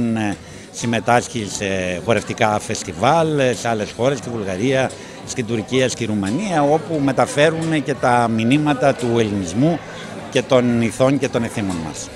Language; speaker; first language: Greek; native; Greek